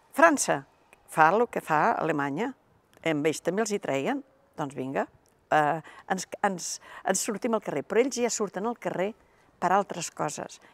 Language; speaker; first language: Catalan; native; Catalan